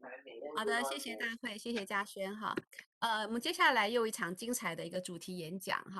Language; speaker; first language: Chinese; native; Chinese